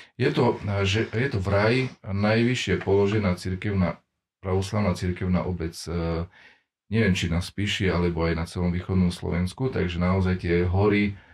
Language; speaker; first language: Slovak; native; Slovak